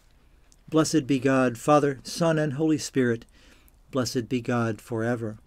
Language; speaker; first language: English; native; English